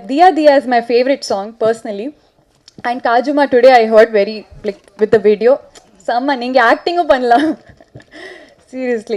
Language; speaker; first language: Tamil; non-native, local second language; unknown